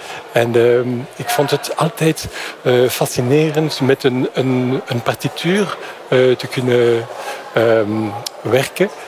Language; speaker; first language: Dutch; non-native, fluent; French